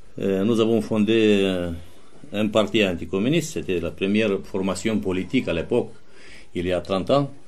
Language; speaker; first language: French; non-native, fluent; Romanian